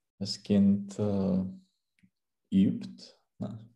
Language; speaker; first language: German; non-native, learner; Czech